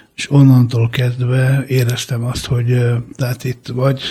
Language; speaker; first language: Hungarian; early bilingual, other home language; Italian